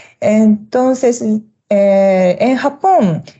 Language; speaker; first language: Spanish; non-native, learner; Japanese